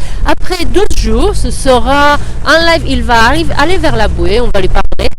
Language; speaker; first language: French; native; French